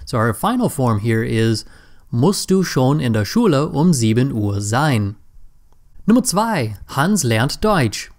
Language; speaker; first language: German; non-native, fluent; English